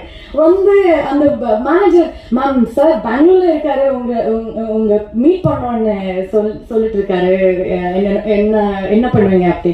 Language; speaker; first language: Tamil; non-native, learner; Kannada